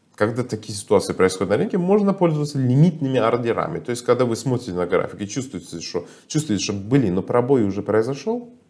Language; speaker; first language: Russian; non-native, fluent; Persian